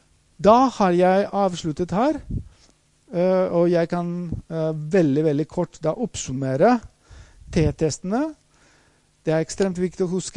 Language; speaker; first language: Norwegian; non-native, fluent; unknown